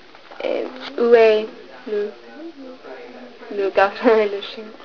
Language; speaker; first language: French; non-native, learner; English